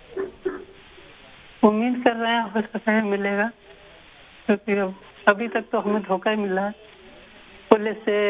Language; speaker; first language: Hindi; native; Hindi